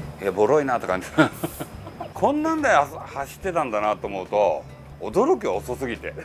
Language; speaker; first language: Japanese; native; Japanese